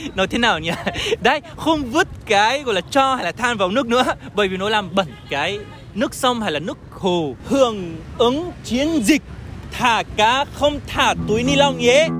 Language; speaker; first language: Vietnamese; non-native, fluent; Arabic